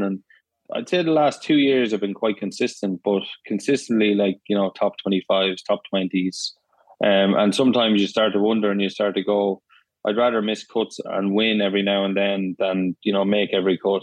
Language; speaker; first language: English; native; English